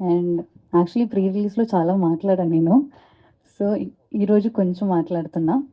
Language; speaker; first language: Telugu; non-native, learner; Malayalam